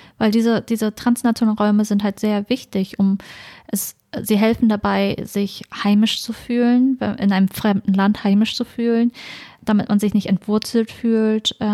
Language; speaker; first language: German; native; German